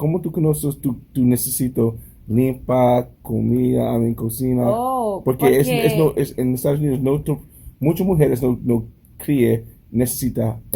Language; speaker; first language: Spanish; non-native, learner; English